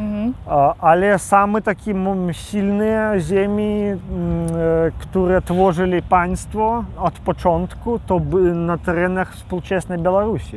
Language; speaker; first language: Polish; non-native, local second language; Belarusian